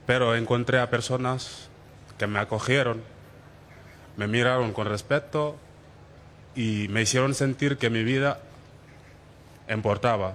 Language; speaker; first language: Spanish; non-native, fluent; Wolof